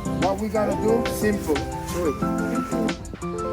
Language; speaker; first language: English; non-native, local second language; Spanish